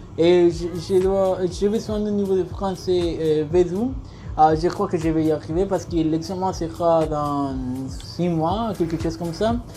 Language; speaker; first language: French; non-native, learner; Spanish